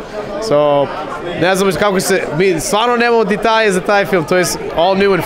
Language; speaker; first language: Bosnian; early bilingual, heritage; Serbian